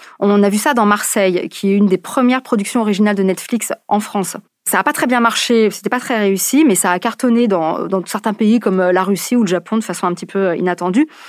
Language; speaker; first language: French; native; French